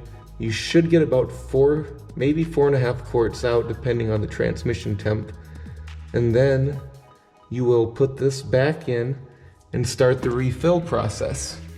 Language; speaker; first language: English; native; English